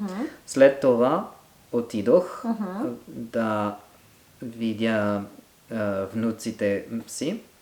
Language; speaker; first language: Bulgarian; non-native, learner; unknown